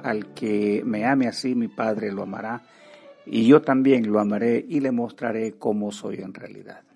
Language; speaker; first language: Spanish; native; Spanish